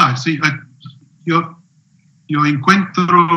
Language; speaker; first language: Spanish; non-native, learner; English